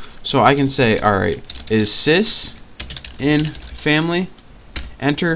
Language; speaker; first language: English; native; English